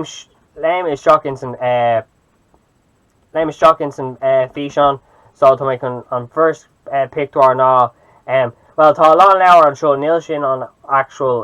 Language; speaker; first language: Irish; non-native, local second language; English